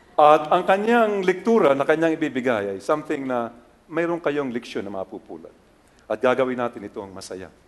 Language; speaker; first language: Filipino; native; Filipino